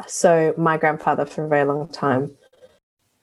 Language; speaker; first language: English; native; English